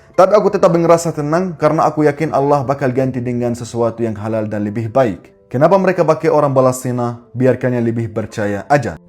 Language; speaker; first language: Indonesian; non-native, fluent; Arabic